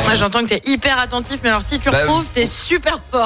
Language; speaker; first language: French; native; French